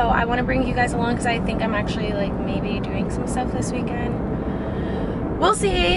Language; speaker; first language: English; native; English